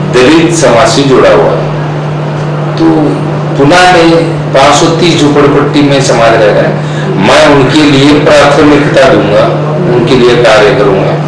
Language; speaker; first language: Hindi; non-native, local second language; Marathi